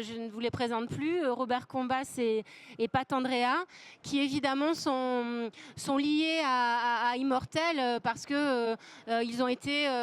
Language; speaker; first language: French; native; French